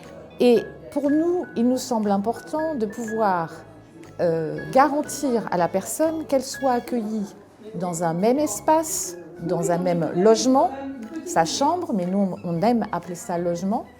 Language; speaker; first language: French; native; French